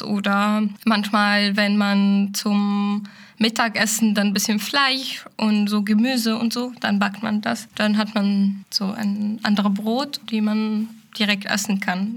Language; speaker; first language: German; non-native, fluent; Arabic